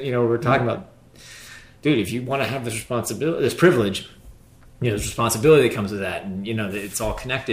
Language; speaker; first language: English; native; English